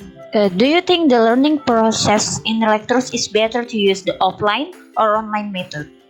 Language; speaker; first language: English; non-native, learner; Indonesian